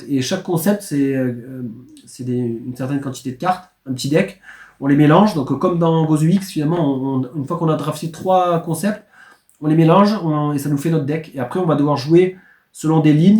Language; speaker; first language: French; native; French